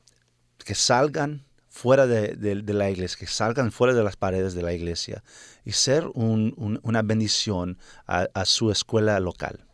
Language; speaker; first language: Spanish; early bilingual, heritage; Spanish